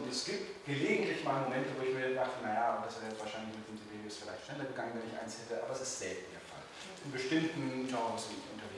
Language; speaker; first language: German; native; German